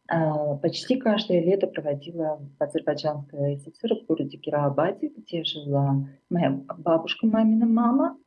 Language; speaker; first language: Russian; non-native, local second language; Armenian